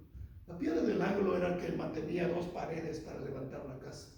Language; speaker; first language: Spanish; native; Spanish